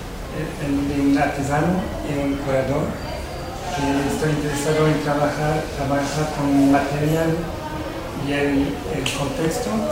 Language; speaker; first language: Spanish; non-native, fluent; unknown